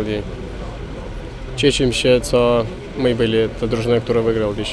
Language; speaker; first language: Polish; non-native, learner; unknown